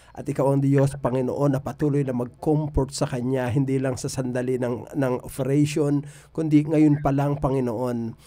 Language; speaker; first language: Filipino; native; Filipino